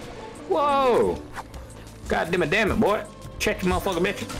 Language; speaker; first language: English; native; English